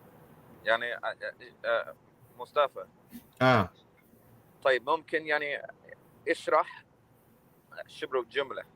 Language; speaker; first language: Arabic; non-native, learner; English